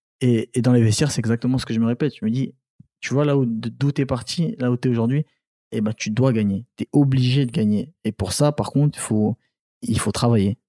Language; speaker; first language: French; early bilingual, other home language; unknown